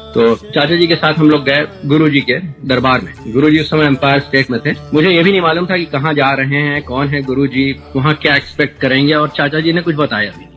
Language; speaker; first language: Hindi; native; Hindi